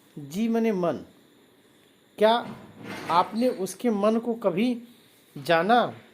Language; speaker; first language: Hindi; native; Hindi